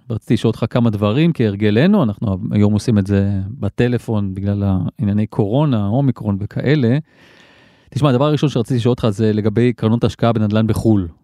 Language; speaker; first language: Hebrew; native; Hebrew